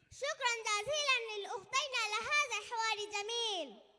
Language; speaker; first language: Arabic; non-native, learner; Bangla